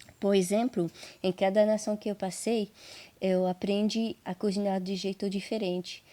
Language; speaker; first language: Portuguese; non-native, fluent; French